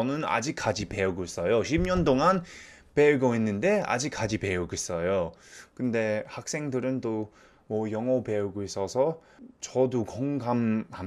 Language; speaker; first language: Korean; non-native, fluent; English